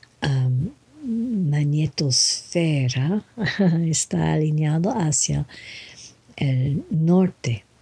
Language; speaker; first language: Spanish; non-native, learner; English